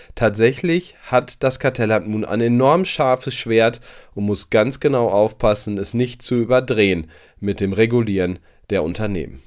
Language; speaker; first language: German; native; German